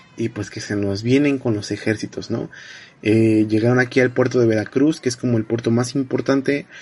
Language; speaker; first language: Spanish; native; Spanish